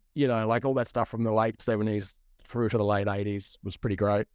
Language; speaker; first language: English; native; English